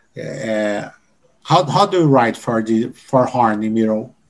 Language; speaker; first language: English; non-native, learner; Portuguese